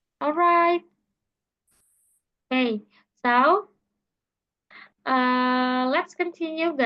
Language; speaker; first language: English; non-native, learner; Indonesian